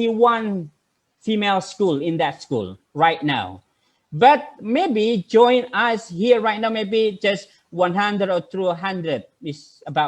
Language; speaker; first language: English; non-native, fluent; Indonesian